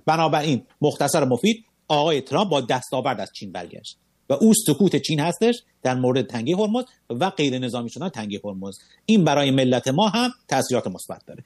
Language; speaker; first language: Persian; native; Persian